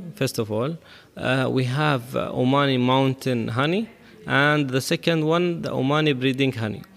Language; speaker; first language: English; non-native, learner; Arabic